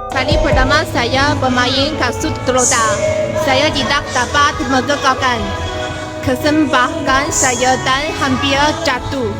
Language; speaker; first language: Malay; non-native, learner; Chinese